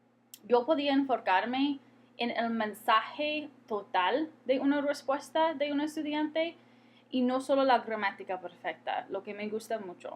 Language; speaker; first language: Spanish; non-native, fluent; English